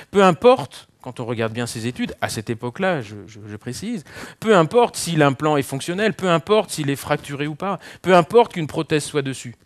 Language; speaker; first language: French; native; French